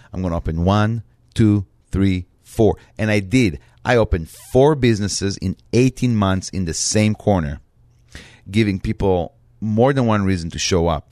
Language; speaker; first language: English; non-native, fluent; Hebrew